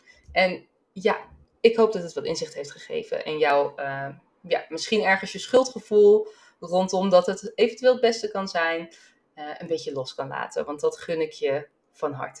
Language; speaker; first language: Dutch; native; Dutch